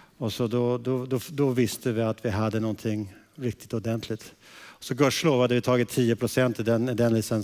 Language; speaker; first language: Swedish; early bilingual, heritage; Swedish